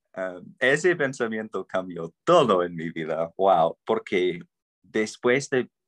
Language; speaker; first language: Spanish; non-native, fluent; English